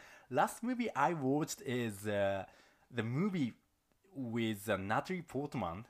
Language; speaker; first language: English; non-native, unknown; Japanese